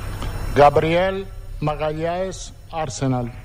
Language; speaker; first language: Portuguese; non-native, fluent; Italian